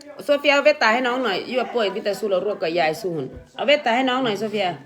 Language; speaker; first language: Finnish; non-native, learner; Thai